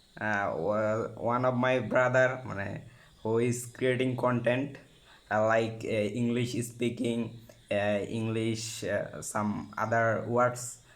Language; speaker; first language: English; non-native, learner; Bangla